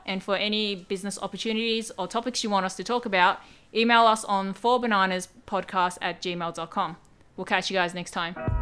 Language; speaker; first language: English; early bilingual, other home language; Cantonese